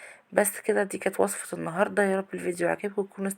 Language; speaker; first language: Arabic; native; Arabic